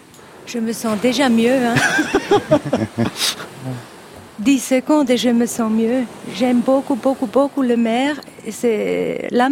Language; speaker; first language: French; non-native, learner; Italian